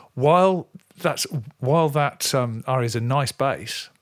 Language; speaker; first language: English; native; English